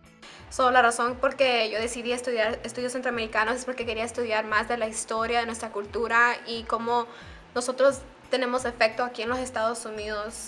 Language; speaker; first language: Spanish; early bilingual, heritage; Spanish